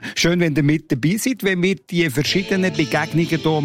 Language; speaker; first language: German; native; German